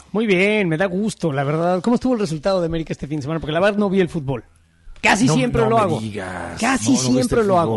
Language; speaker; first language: Spanish; native; Spanish